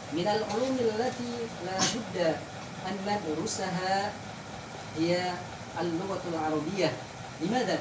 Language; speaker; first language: Arabic; non-native, learner; Indonesian